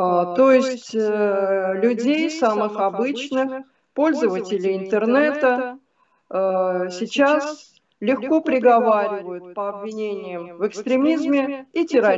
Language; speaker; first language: Russian; native; Russian